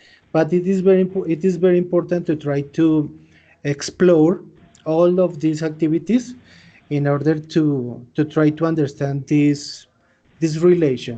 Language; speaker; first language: English; non-native, fluent; Spanish